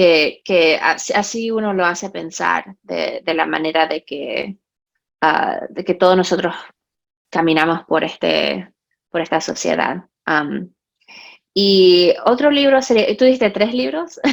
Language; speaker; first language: Spanish; early bilingual, heritage; Spanish